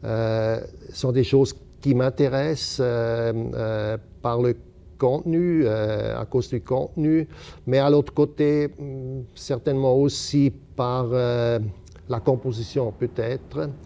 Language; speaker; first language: French; non-native, local second language; German